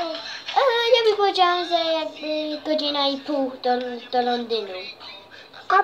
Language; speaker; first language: Polish; early bilingual, heritage; Polish